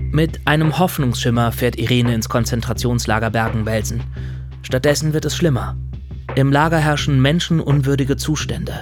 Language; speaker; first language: German; native; German